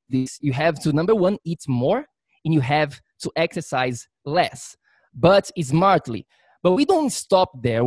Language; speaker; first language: English; non-native, fluent; Portuguese